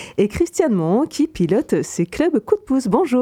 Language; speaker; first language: French; native; French